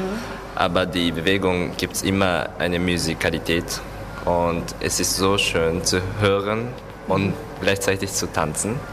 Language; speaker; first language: German; non-native, learner; Japanese